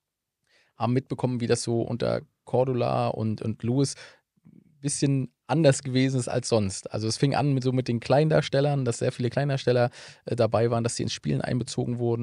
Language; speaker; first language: German; native; German